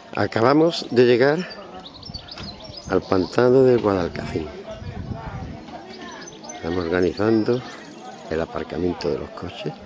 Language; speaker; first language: Spanish; native; Spanish